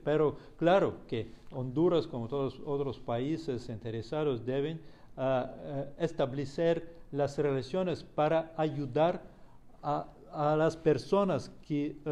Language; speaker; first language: Spanish; non-native, fluent; Russian